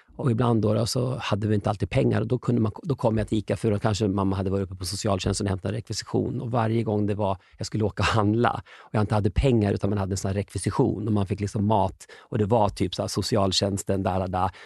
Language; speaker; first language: Swedish; native; Swedish